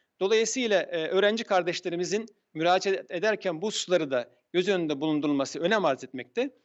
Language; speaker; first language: Turkish; native; Turkish